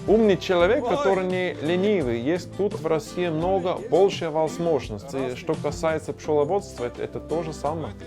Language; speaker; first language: Russian; non-native, learner; German